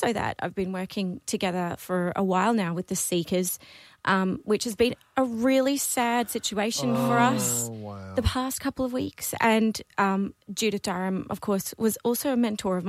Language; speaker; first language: English; non-native, local second language; Dutch